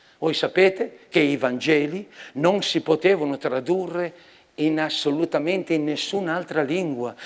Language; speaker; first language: Italian; native; Italian